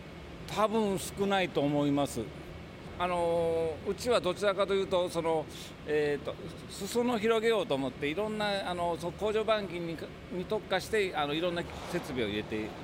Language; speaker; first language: Japanese; native; Japanese